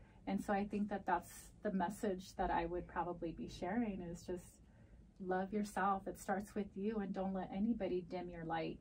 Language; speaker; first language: English; early bilingual, other home language; Spanish